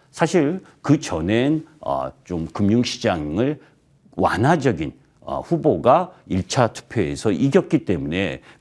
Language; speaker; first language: Korean; native; Korean